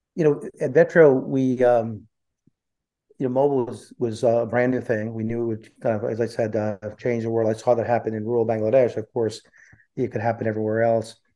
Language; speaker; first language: English; early bilingual, other home language; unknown